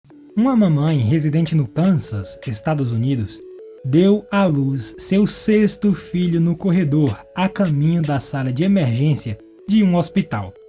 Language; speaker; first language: Portuguese; native; Portuguese